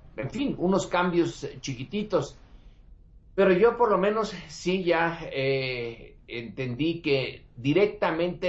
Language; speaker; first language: Spanish; native; Spanish